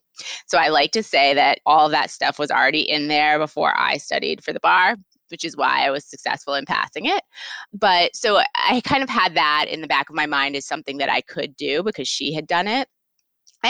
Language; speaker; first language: English; native; English